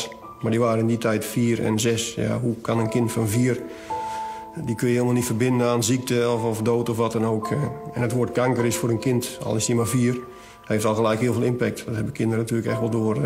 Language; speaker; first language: Dutch; native; Dutch